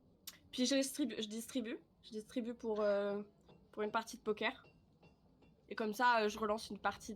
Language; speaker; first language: French; native; French